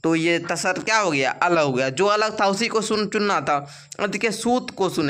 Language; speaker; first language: Hindi; native; Hindi